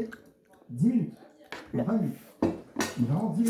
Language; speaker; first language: French; native; French